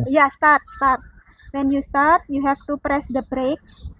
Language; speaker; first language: English; non-native, learner; Indonesian